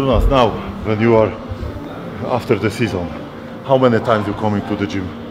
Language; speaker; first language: English; non-native, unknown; Polish